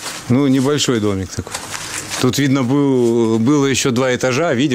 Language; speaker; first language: Russian; native; Russian